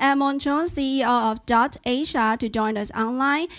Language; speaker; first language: English; non-native, fluent; Chinese